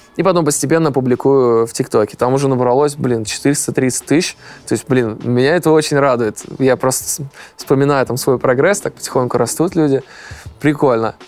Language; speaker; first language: Russian; native; Russian